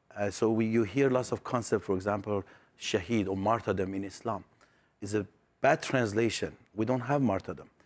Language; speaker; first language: English; non-native, fluent; Persian